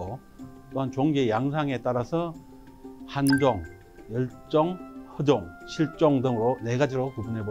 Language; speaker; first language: Korean; native; Korean